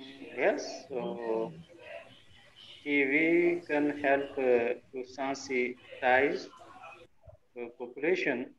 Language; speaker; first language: English; non-native, learner; French